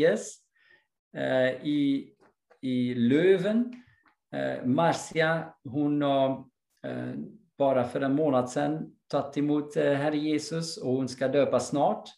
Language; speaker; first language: Swedish; non-native, fluent; English